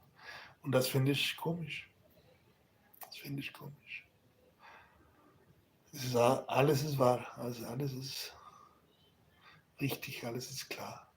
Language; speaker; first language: German; non-native, learner; Spanish